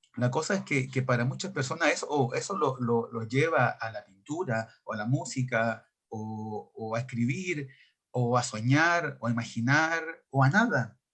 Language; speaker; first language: Spanish; native; Spanish